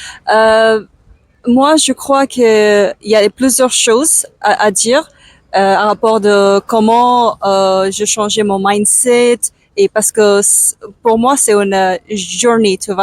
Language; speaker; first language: French; non-native, learner; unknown